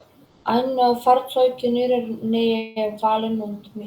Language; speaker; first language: German; non-native, learner; Macedonian